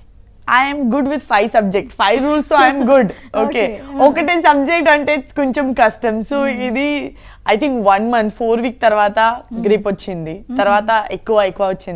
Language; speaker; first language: Telugu; non-native, learner; Gujarati